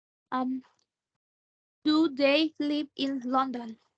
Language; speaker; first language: English; non-native, learner; Thai